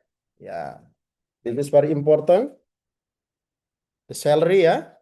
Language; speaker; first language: English; non-native, fluent; Indonesian